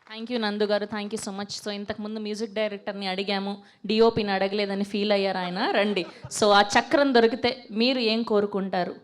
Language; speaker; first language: Telugu; native; Telugu